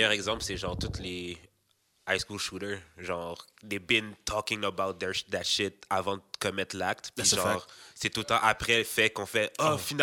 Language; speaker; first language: French; native; French